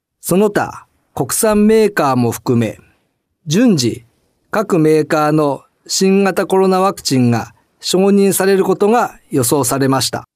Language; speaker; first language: Japanese; native; Japanese